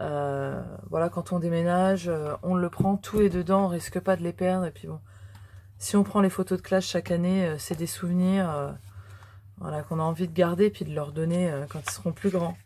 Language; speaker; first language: French; native; French